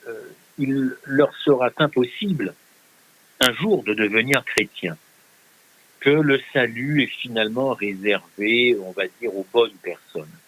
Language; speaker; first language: French; native; French